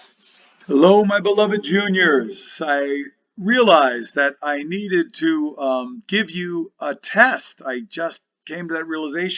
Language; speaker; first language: English; native; English